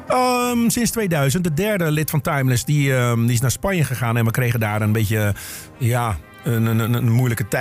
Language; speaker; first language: Dutch; native; Dutch